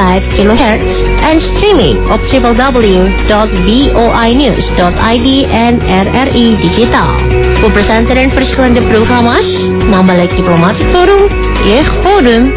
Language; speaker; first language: Dutch; non-native, learner; Indonesian